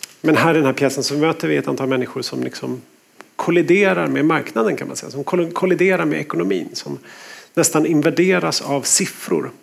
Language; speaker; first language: Swedish; native; Swedish